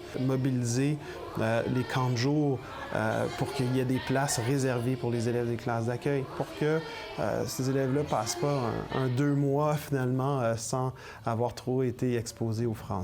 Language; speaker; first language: French; native; French